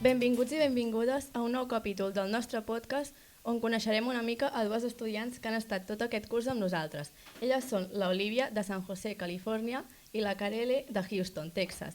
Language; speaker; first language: Catalan; native; Catalan